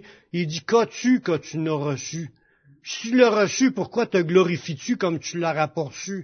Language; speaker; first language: French; native; French